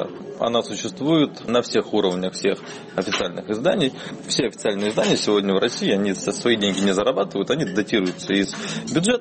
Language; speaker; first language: Russian; native; Russian